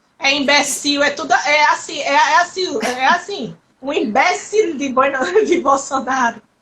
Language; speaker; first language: Portuguese; native; Portuguese